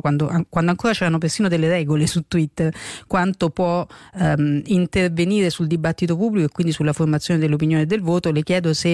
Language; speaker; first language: Italian; native; Italian